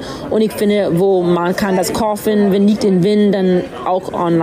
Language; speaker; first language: German; non-native, learner; English